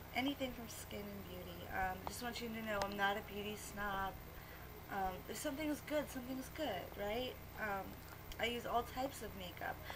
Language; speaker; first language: English; native; English